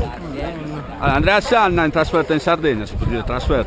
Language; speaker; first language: Italian; native; Italian